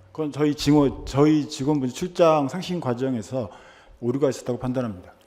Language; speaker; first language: Korean; native; Korean